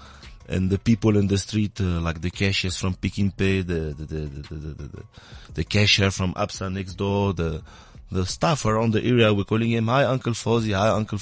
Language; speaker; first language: English; non-native, fluent; French